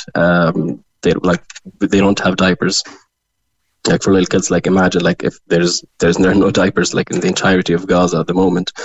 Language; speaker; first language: English; non-native, fluent; Arabic